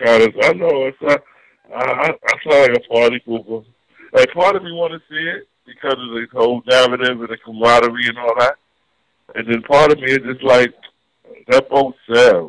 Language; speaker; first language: English; native; English